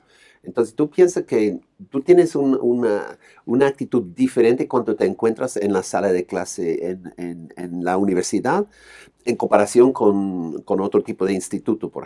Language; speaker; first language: Spanish; non-native, fluent; English